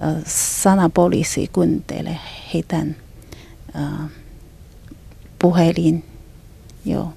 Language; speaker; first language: Finnish; non-native, learner; Chinese